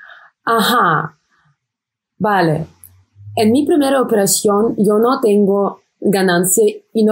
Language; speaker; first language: Spanish; non-native, fluent; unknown